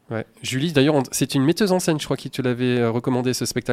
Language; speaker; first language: French; native; French